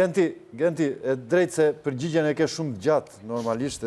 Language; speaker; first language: Albanian; native; Albanian